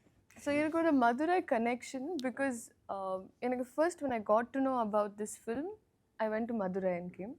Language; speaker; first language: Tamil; non-native, learner; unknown